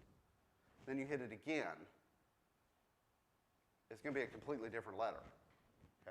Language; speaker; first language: English; native; English